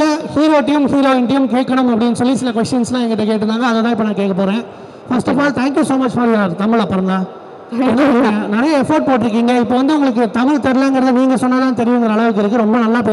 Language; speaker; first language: Tamil; native; Tamil